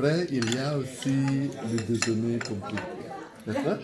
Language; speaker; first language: French; non-native, learner; Indonesian